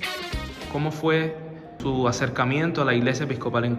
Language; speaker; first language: Spanish; native; Spanish